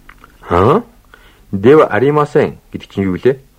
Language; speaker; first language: Mongolian; native; Mongolian